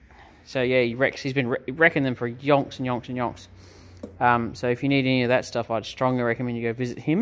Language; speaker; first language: English; native; English